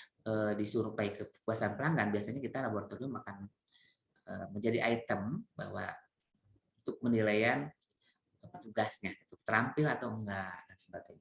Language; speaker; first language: Indonesian; native; Indonesian